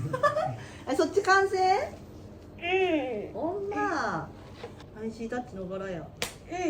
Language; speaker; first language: Japanese; native; Japanese